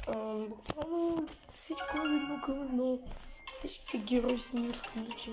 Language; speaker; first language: Bulgarian; native; Bulgarian